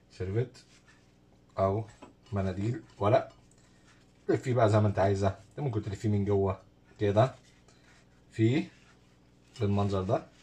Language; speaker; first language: Arabic; native; Arabic